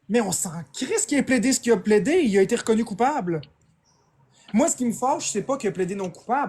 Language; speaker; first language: French; native; French